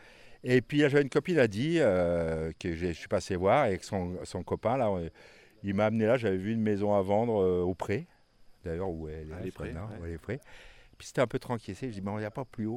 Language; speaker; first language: French; native; French